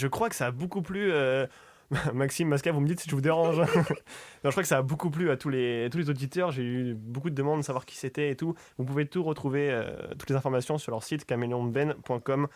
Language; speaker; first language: French; native; French